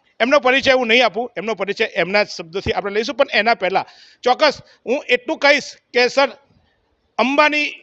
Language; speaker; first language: Gujarati; native; Gujarati